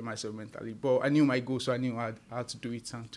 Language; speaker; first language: English; non-native, local second language; Yoruba